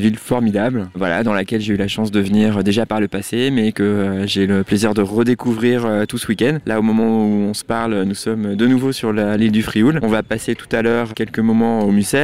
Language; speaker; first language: French; native; French